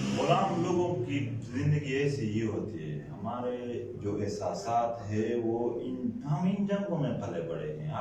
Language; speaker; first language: Urdu; non-native, local second language; Pashto